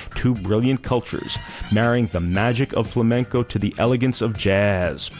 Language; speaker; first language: English; native; English